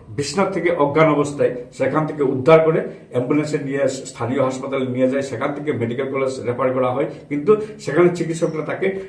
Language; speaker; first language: Bangla; non-native, local second language; Sylheti